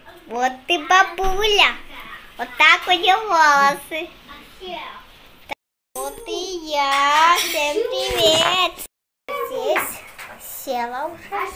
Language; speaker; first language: Russian; early bilingual, heritage; Russian